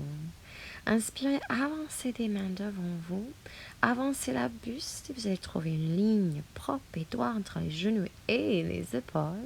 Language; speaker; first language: French; non-native, fluent; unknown